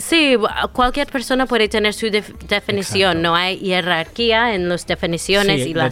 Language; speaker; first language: Spanish; non-native, fluent; English